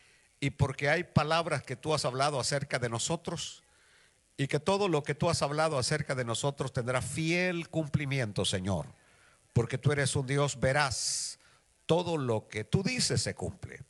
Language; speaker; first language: Spanish; native; Spanish